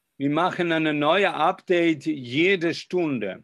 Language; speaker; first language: German; non-native, fluent; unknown